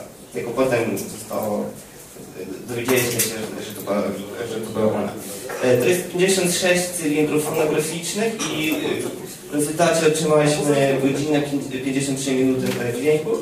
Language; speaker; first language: Polish; non-native, fluent; Ukrainian